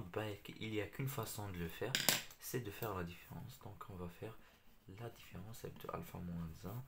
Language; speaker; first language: French; non-native, local second language; Arabic